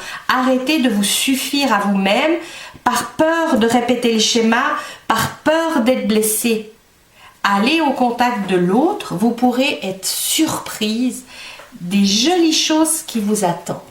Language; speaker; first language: French; native; French